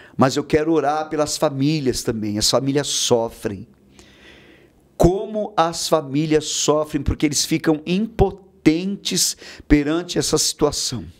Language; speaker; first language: Portuguese; native; Portuguese